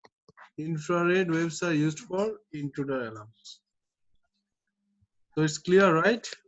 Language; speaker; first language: English; non-native, local second language; Bangla